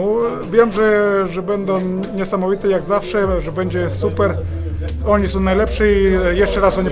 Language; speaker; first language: Polish; non-native, learner; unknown